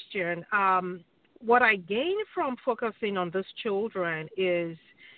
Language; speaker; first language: English; non-native, local second language; Yoruba